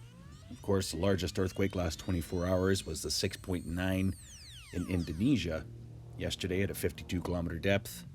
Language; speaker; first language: English; native; English